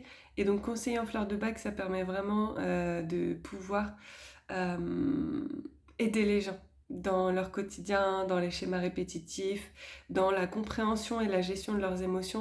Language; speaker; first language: French; native; French